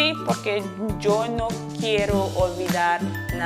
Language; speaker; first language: Spanish; non-native, fluent; English